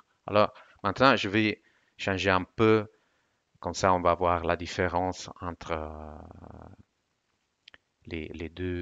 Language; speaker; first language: French; non-native, fluent; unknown